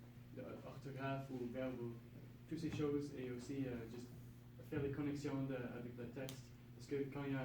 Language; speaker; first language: French; non-native, local second language; English